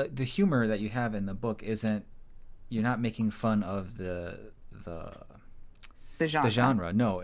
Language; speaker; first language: English; native; English